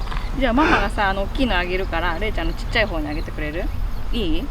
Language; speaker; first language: Japanese; native; Japanese